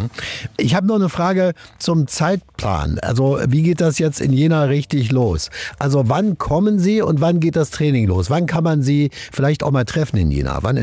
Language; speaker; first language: German; native; German